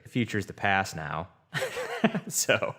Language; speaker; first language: English; native; English